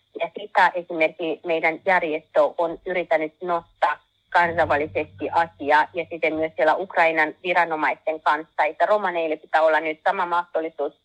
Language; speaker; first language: Finnish; non-native, learner; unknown